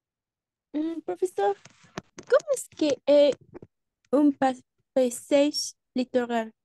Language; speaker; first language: French; non-native, learner; Spanish